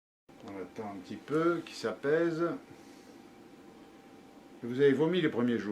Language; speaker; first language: French; native; French